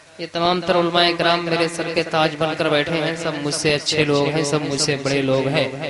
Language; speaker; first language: Urdu; native; Urdu